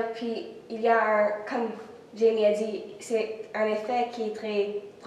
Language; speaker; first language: French; non-native, local second language; English